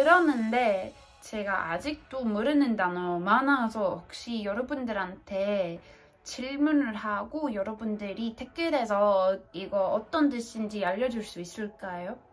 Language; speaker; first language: Korean; non-native, fluent; English